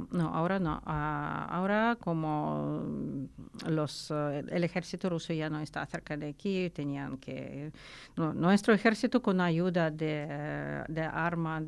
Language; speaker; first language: Spanish; non-native, learner; Ukrainian